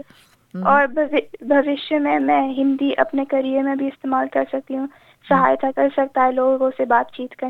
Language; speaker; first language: Hindi; early bilingual, heritage; Hindi